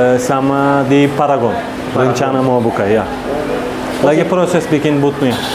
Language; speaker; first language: Indonesian; non-native, fluent; Turkish